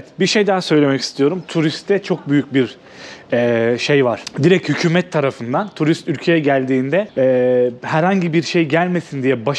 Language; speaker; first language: Turkish; native; Turkish